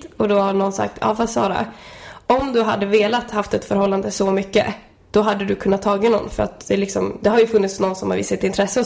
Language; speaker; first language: Swedish; native; Swedish